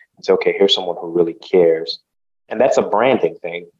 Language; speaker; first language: English; early bilingual, other home language; Haitian Creole